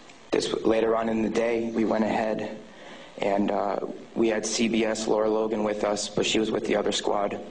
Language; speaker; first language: English; native; English